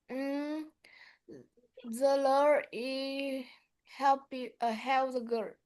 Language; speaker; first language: English; non-native, learner; Vietnamese